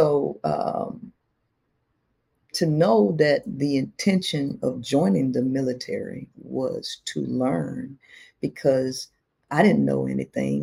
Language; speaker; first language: English; native; English